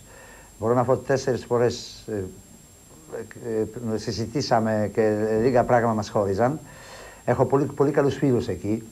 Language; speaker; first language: Greek; non-native, fluent; Polish